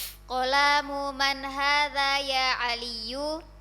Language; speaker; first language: Arabic; non-native, learner; Indonesian